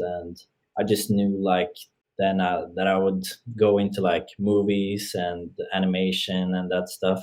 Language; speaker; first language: English; non-native, fluent; Norwegian